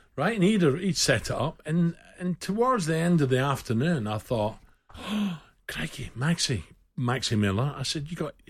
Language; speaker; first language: English; native; English